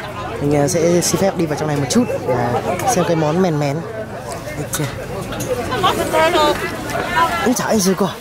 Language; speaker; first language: Vietnamese; native; Vietnamese